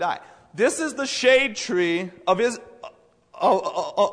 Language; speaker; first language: English; native; English